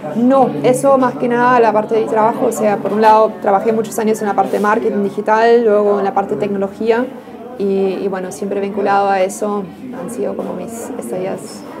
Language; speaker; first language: Spanish; non-native, fluent; German